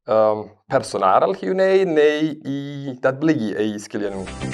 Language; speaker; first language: Welsh; non-native, fluent; Spanish